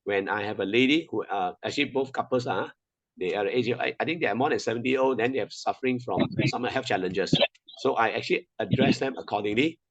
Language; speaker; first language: English; non-native, local second language; Chinese